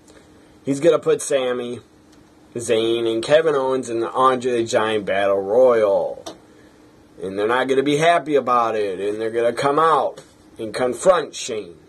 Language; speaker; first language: English; native; English